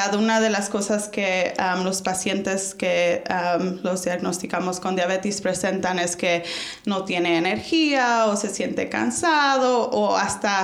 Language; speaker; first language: Spanish; early bilingual, heritage; Spanish